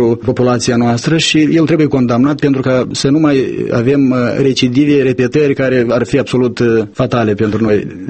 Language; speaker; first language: Romanian; native; Romanian